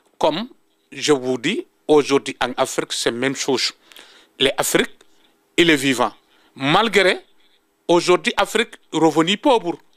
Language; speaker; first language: French; non-native, local second language; Fula